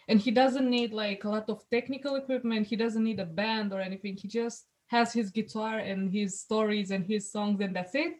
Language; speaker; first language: English; non-native, fluent; Romanian